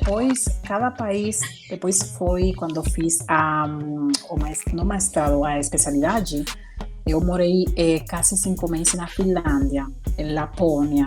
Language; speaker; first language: Portuguese; non-native, fluent; Spanish